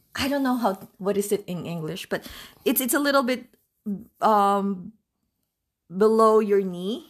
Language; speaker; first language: English; non-native, local second language; Filipino